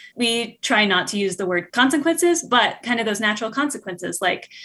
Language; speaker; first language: English; native; English